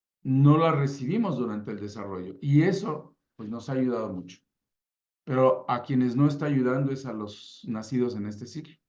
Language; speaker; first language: Spanish; native; Spanish